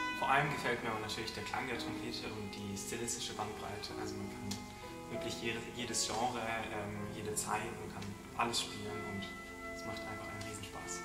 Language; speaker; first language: German; native; German